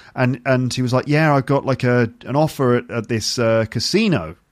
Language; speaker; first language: English; native; English